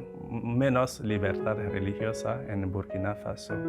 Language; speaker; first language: Spanish; non-native, fluent; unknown